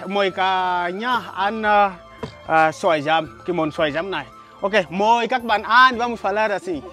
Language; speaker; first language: Vietnamese; non-native, learner; Portuguese